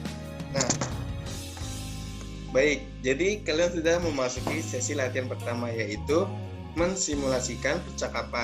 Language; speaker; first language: Indonesian; native; Indonesian